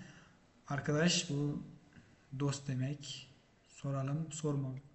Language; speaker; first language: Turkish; non-native, fluent; Uzbek